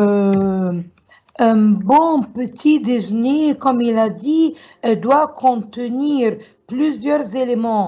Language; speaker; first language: French; non-native, learner; Arabic